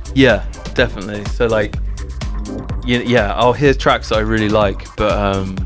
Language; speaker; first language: English; native; English